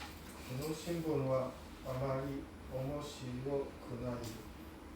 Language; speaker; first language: Japanese; non-native, learner; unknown